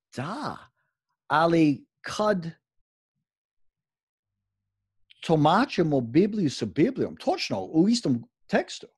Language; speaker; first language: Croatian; non-native, fluent; English